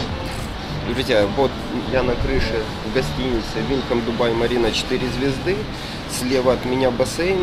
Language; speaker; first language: Russian; native; Russian